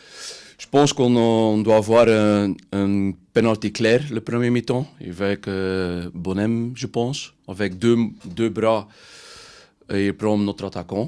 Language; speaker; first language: French; non-native, learner; Dutch